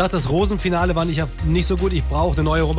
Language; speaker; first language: German; native; German